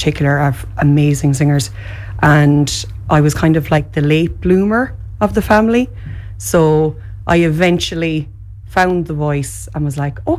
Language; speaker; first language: English; native; English